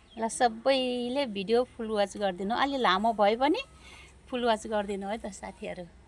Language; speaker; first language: Nepali; non-native, local second language; Gurung